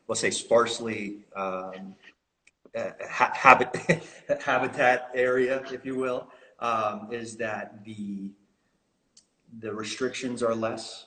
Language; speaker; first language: English; native; English